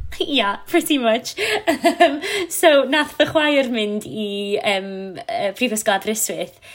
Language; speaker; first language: Welsh; non-native, local second language; English